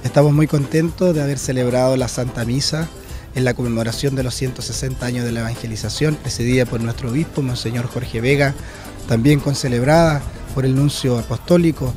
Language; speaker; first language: Spanish; native; Spanish